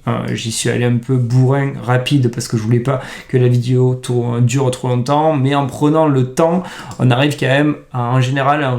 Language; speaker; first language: French; native; French